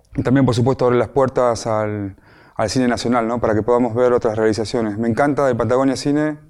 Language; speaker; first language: Spanish; native; Spanish